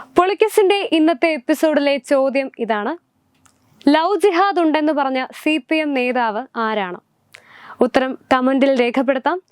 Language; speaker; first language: Malayalam; native; Malayalam